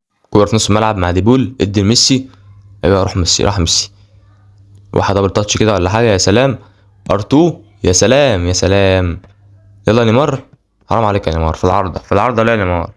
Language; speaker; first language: Arabic; native; Arabic